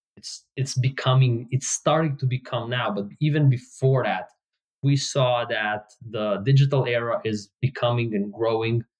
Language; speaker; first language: English; non-native, fluent; Hebrew